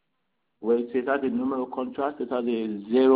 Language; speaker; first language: French; non-native, learner; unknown